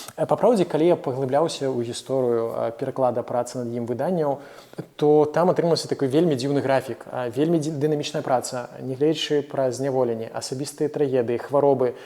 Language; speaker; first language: Belarusian; non-native, local second language; Russian